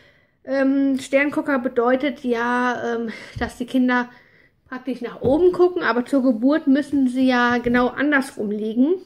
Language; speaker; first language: German; native; German